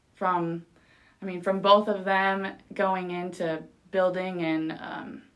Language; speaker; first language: English; early bilingual, other home language; Spanish